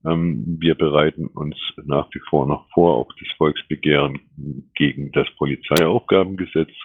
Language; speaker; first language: German; native; German